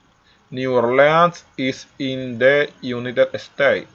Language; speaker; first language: English; non-native, learner; Spanish